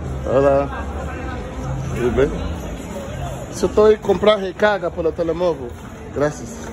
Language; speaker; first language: Spanish; non-native, learner; English